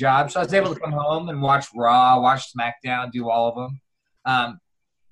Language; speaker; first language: English; native; English